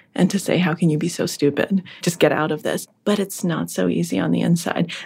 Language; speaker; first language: English; early bilingual, other home language; Russian